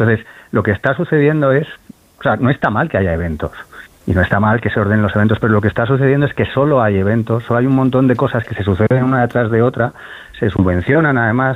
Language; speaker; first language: Spanish; native; Spanish